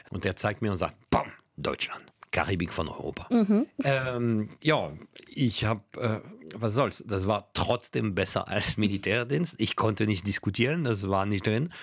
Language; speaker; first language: German; non-native, fluent; French